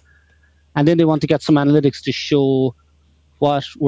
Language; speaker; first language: English; native; English